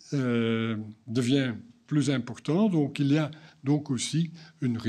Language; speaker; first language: French; non-native, fluent; Dutch